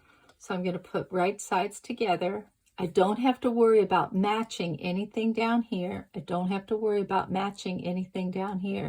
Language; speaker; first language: English; native; English